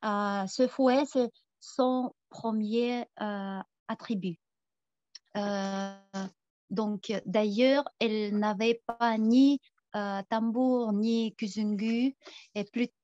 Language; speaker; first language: French; non-native, fluent; Tuvinian